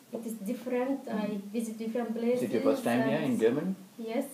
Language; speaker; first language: English; non-native, learner; Arabic